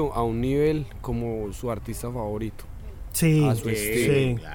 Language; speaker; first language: Spanish; native; Spanish